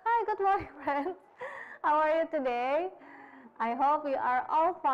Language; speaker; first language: English; non-native, fluent; Indonesian